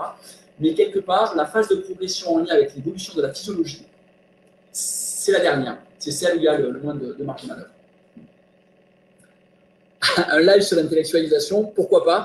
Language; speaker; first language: French; native; French